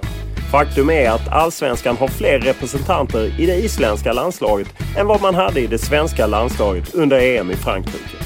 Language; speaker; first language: Swedish; native; Swedish